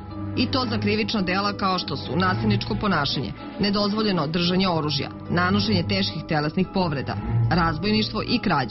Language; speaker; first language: Serbian; native; Serbian